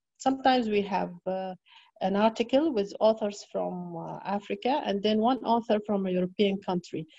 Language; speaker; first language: English; non-native, fluent; Arabic